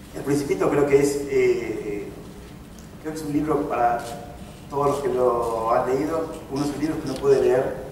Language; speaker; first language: Spanish; native; Spanish